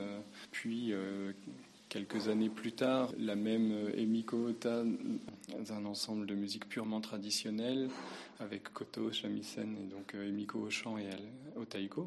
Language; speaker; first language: French; native; French